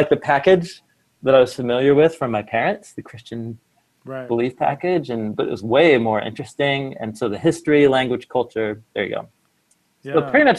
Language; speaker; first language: English; native; English